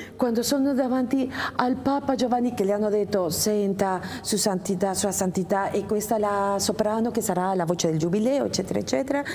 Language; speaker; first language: Italian; non-native, fluent; Spanish